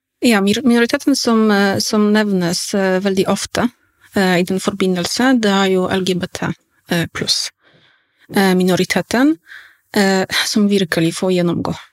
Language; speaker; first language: Norwegian; non-native, fluent; Polish